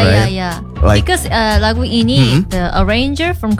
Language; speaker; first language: English; non-native, learner; Korean